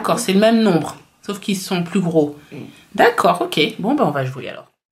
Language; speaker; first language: French; native; French